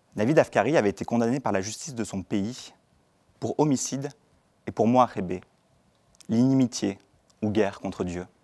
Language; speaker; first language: French; native; French